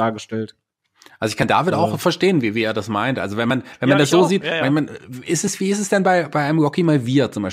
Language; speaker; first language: German; native; German